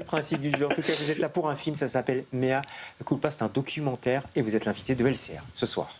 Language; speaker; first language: French; native; French